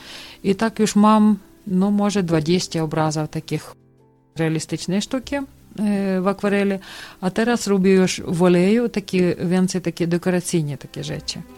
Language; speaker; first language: Polish; non-native, learner; Ukrainian